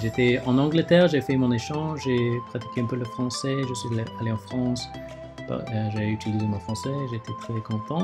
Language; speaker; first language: French; early bilingual, other home language; Chinese